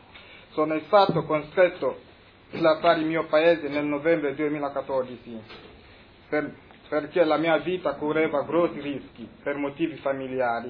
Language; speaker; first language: Italian; non-native, fluent; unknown